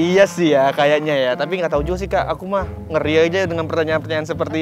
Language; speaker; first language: Indonesian; native; Indonesian